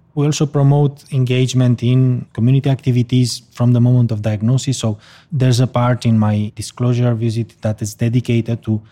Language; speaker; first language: English; non-native, fluent; Spanish